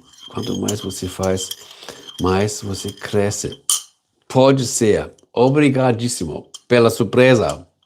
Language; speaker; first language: Portuguese; non-native, learner; German